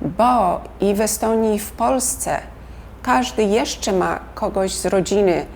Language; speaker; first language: Polish; early bilingual, heritage; Polish